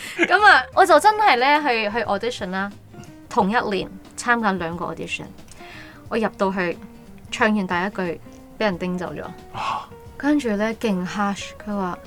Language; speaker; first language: Cantonese; non-native, local second language; Chinese